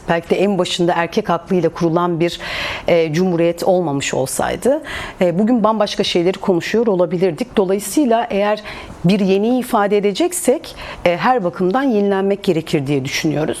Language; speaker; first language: Turkish; native; Turkish